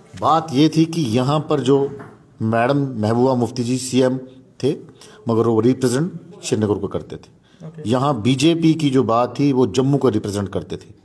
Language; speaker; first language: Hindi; non-native, local second language; Dogri